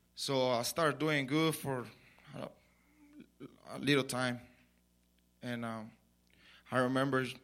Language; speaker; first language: English; non-native, learner; Spanish